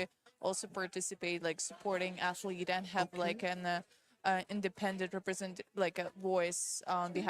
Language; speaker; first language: English; non-native, fluent; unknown